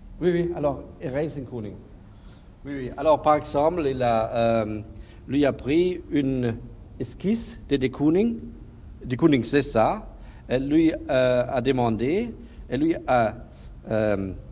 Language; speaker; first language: French; non-native, learner; German